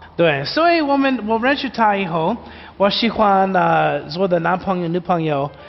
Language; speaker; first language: Chinese; non-native, learner; English